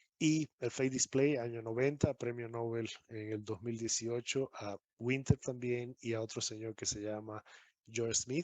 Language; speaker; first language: Spanish; native; Spanish